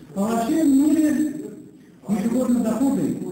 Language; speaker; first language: Russian; non-native, local second language; Kazakh